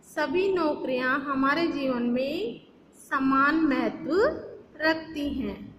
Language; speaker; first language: Hindi; native; Hindi